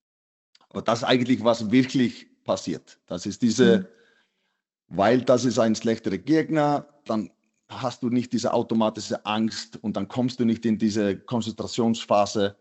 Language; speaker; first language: German; non-native, fluent; Icelandic